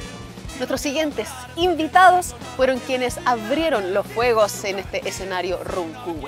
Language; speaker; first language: Spanish; native; Spanish